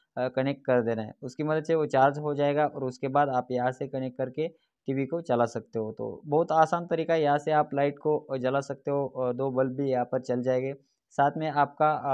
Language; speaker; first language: Hindi; non-native, local second language; Marathi